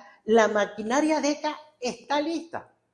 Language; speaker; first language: Spanish; native; Spanish